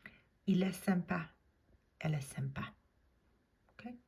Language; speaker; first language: French; non-native, fluent; English